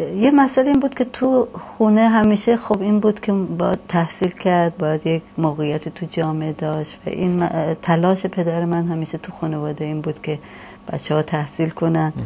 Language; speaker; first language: Persian; native; Persian